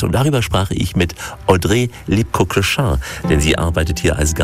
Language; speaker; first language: German; native; German